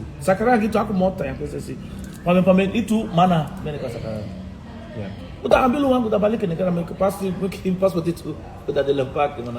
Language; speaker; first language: Indonesian; non-native, fluent; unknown